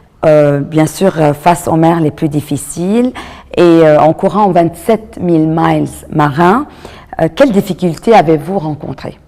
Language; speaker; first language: French; non-native, local second language; Arabic